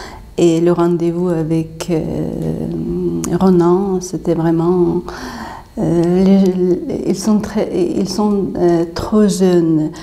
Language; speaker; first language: French; non-native, fluent; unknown